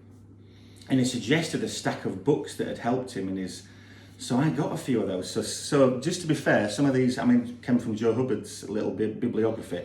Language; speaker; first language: English; native; English